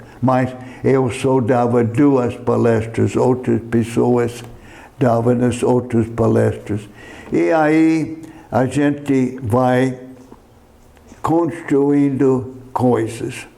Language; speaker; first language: Portuguese; non-native, fluent; English